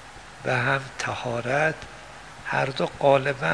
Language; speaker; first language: Persian; native; Persian